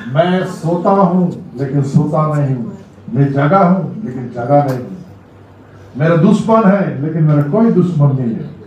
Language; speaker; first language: Hindi; non-native, local second language; Rangpuri